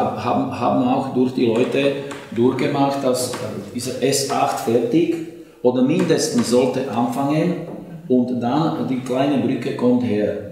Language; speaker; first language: German; non-native, learner; Slovak